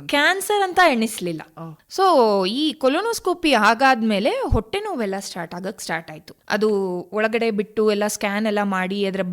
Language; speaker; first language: Kannada; non-native, local second language; Tulu